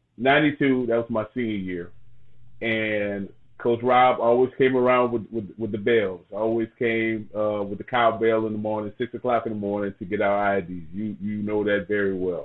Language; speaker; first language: English; native; English